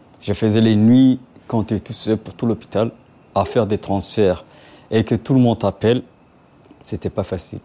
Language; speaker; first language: French; non-native, local second language; Somali